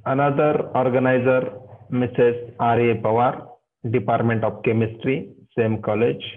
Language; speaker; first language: English; non-native, local second language; Marathi